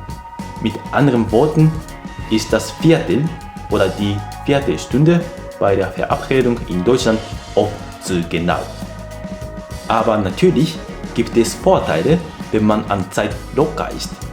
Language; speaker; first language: German; non-native, fluent; Japanese